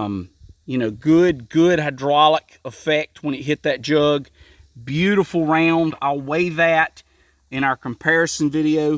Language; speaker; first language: English; native; English